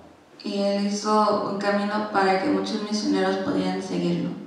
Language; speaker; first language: Spanish; non-native, learner; English